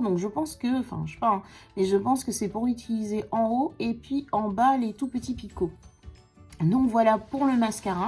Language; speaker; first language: French; native; French